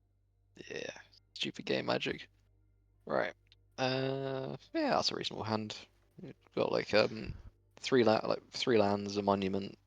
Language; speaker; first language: English; native; English